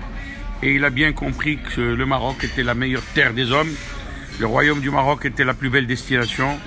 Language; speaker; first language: French; non-native, local second language; Arabic